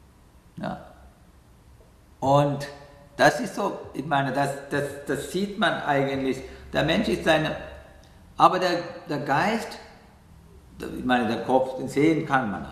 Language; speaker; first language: German; non-native, learner; Sinhala